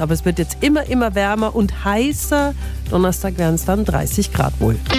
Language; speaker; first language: German; native; German